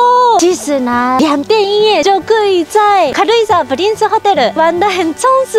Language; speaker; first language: Chinese; non-native, fluent; Japanese